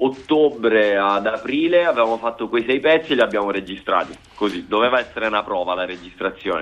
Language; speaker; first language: Italian; native; Italian